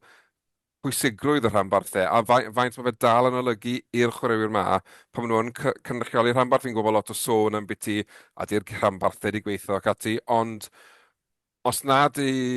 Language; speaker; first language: Welsh; native; Welsh